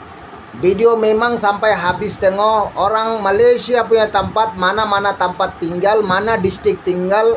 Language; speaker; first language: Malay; non-native, learner; Bangla